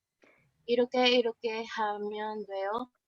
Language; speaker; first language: Korean; non-native, learner; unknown